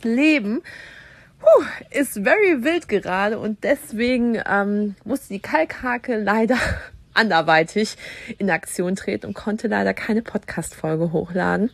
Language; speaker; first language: German; native; German